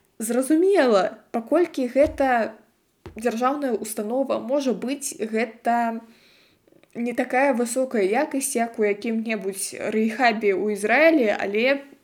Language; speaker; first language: Belarusian; non-native, local second language; Russian